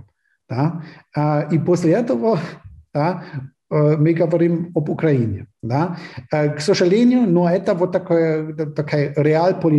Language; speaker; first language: Russian; non-native, fluent; German